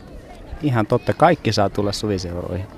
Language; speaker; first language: Finnish; native; Finnish